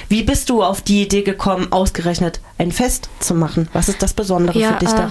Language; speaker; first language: German; native; German